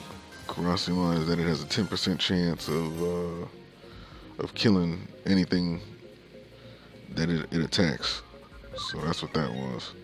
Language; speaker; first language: English; native; English